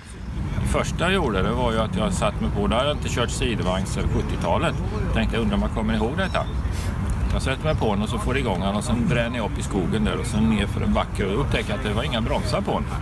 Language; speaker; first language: Swedish; native; Swedish